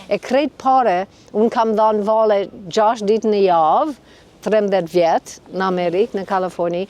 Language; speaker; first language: Albanian; non-native, fluent; English